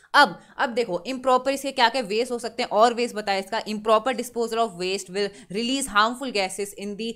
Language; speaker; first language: Hindi; native; Hindi